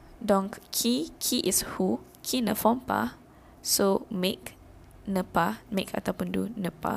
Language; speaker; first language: French; non-native, fluent; Malay